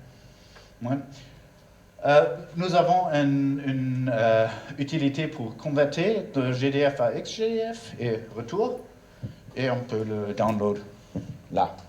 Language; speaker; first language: French; non-native, learner; German